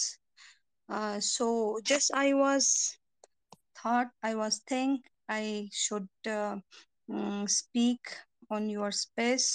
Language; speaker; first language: English; non-native, learner; Persian